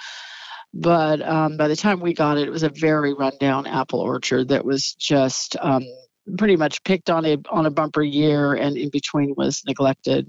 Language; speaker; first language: English; native; English